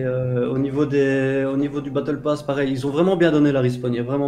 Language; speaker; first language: French; native; French